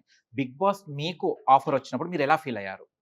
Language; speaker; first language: Telugu; native; Telugu